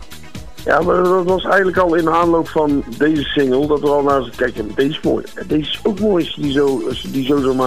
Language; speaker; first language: Dutch; native; Dutch